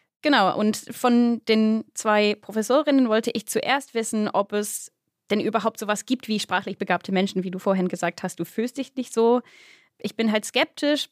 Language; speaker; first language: German; non-native, fluent; English